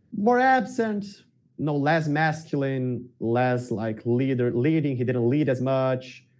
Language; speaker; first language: English; non-native, fluent; Portuguese